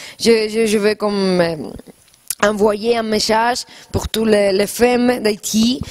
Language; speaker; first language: French; non-native, learner; Spanish